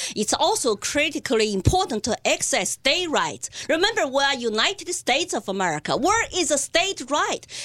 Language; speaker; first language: English; non-native, fluent; Chinese